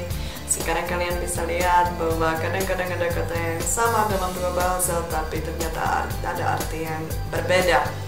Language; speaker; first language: Indonesian; non-native, fluent; Czech